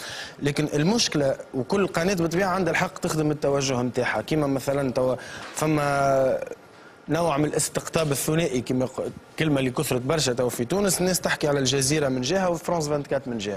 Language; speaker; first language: Arabic; native; Arabic